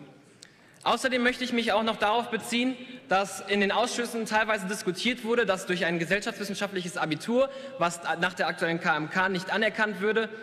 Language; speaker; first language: German; native; German